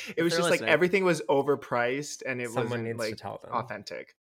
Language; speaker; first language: English; native; English